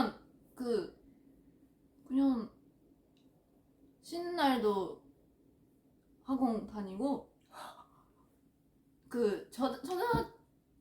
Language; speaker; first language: Korean; non-native, fluent; Japanese